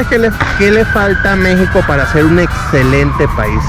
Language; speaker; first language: Spanish; native; Spanish